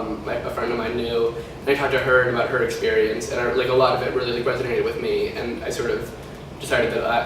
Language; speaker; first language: English; native; English